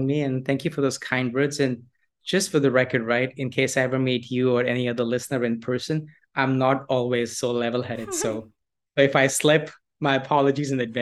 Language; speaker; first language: English; non-native, local second language; Hindi